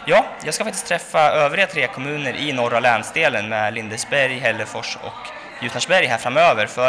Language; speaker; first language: Swedish; native; Swedish